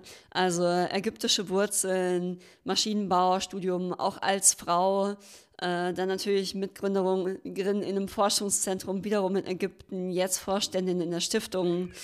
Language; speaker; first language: German; native; German